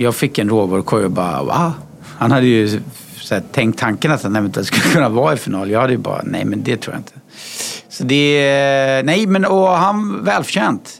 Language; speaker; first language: Swedish; native; Swedish